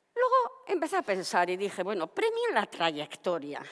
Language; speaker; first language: Basque; non-native, local second language; Spanish